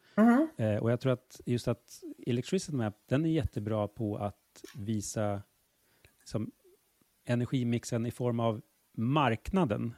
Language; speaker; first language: Swedish; native; Swedish